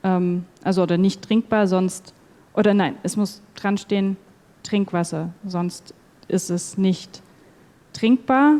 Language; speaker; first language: German; native; German